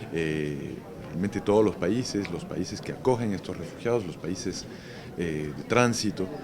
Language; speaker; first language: Spanish; native; Spanish